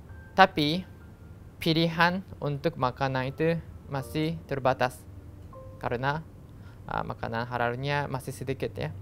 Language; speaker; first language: Indonesian; non-native, learner; Japanese